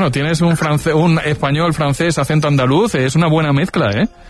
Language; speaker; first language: Spanish; native; Spanish